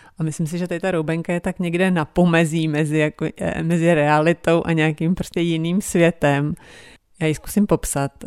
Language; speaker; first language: Czech; native; Czech